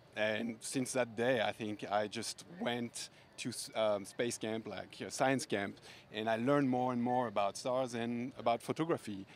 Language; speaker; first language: English; non-native, fluent; French